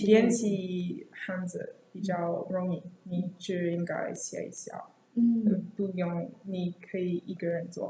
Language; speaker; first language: Chinese; non-native, learner; English